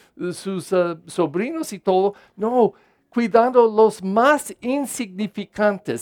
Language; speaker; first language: Spanish; non-native, fluent; English